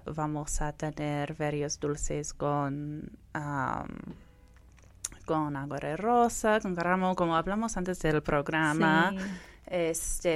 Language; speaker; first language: Spanish; non-native, fluent; English